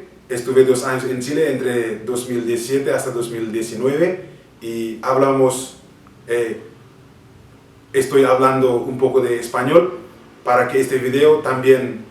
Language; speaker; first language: Spanish; non-native, fluent; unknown